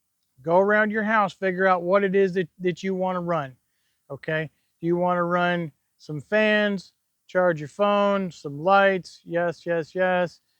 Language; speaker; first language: English; native; English